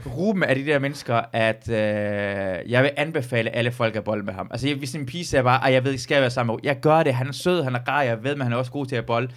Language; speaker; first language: Danish; early bilingual, other home language; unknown